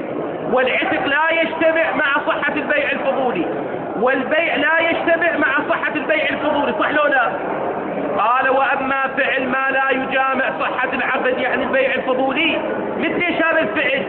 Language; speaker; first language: Arabic; native; Arabic